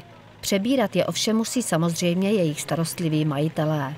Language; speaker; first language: Czech; native; Czech